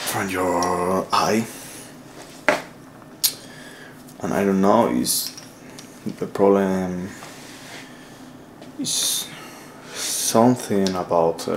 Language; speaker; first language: English; non-native, learner; Spanish